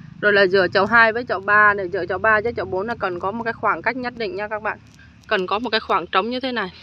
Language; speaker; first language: Vietnamese; native; Vietnamese